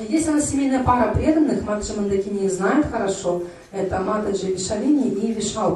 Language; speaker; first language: Russian; native; Russian